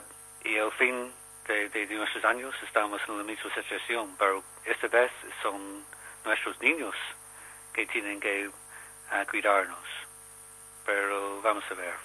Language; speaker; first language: Spanish; non-native, learner; English